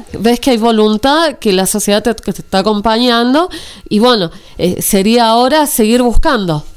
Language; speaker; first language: Spanish; native; Spanish